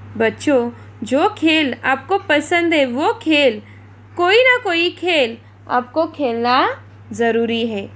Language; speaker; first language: Hindi; non-native, local second language; Marathi